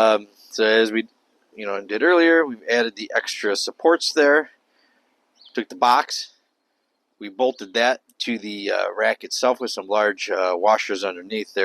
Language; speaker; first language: English; native; English